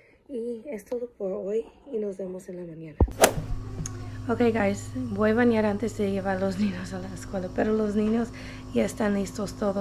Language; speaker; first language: Spanish; early bilingual, heritage; English